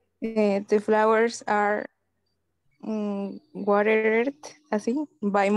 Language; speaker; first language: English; non-native, learner; Spanish